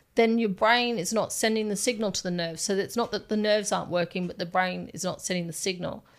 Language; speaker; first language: English; native; English